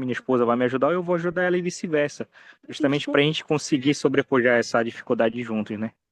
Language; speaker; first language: Portuguese; native; Portuguese